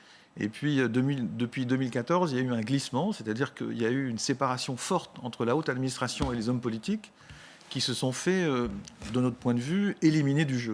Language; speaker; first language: French; native; French